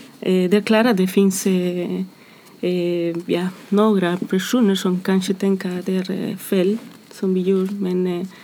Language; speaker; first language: Swedish; non-native, fluent; Spanish